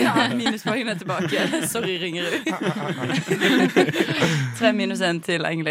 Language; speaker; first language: Norwegian; native; Norwegian